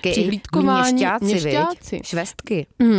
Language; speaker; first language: Czech; native; Czech